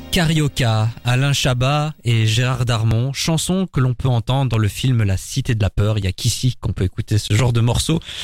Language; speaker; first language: French; native; French